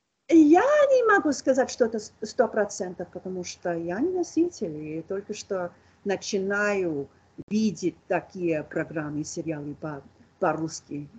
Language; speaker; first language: Russian; non-native, fluent; English